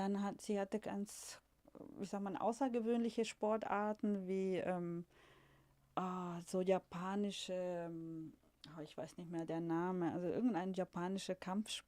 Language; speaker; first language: German; non-native, fluent; Spanish